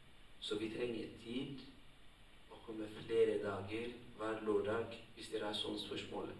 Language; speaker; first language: Norwegian; non-native, fluent; Tigrinya